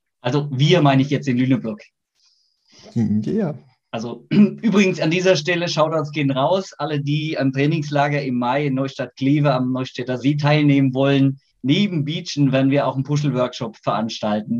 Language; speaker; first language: German; native; German